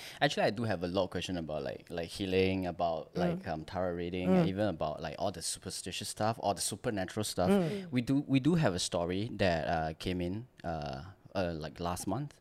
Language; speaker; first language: English; non-native, local second language; Chinese